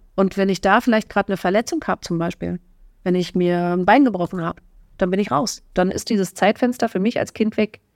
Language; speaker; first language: German; native; German